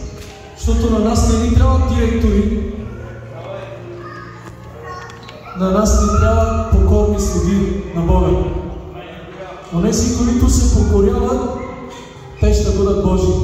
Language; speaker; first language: Bulgarian; non-native, local second language; Turkish